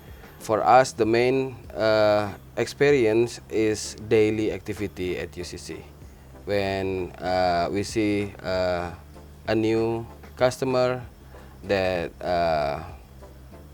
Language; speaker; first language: English; non-native, learner; Indonesian